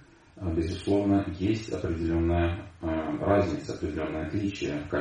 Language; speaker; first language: Russian; native; Russian